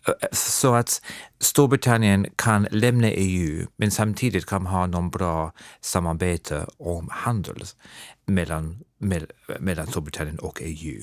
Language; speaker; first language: Swedish; non-native, fluent; English